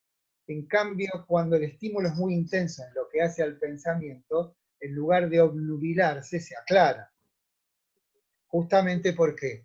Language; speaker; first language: Spanish; native; Spanish